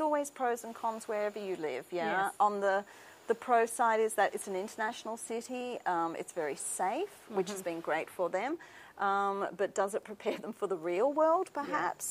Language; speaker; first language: English; native; English